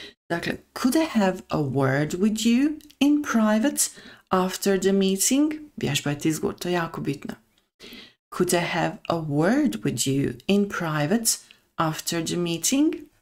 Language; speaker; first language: English; non-native, fluent; Serbian